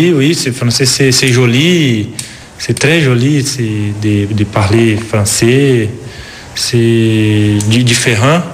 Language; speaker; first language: French; non-native, learner; Portuguese